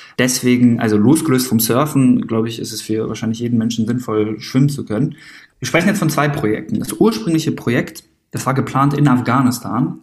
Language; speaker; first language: German; early bilingual, other home language; Persian